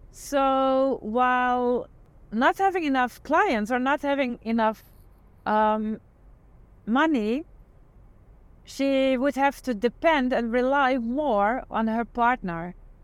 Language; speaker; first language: English; non-native, fluent; Dutch